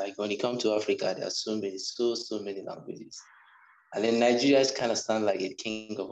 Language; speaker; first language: English; non-native, local second language; Igbo